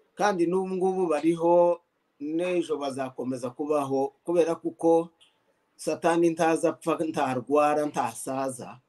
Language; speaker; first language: Kinyarwanda; native; Kinyarwanda